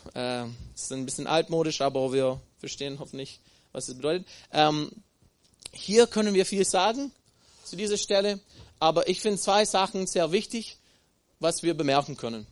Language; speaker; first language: German; non-native, fluent; English